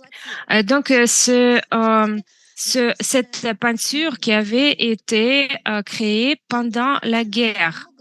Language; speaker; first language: French; non-native, fluent; Russian